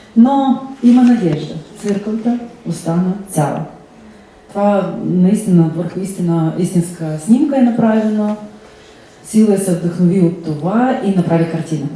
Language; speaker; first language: Bulgarian; early bilingual, heritage; Bulgarian